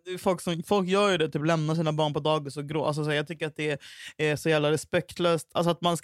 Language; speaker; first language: Swedish; native; Swedish